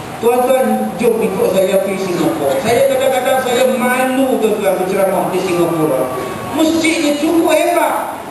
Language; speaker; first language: Malay; native; Malay